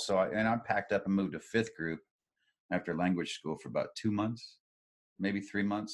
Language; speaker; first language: English; native; English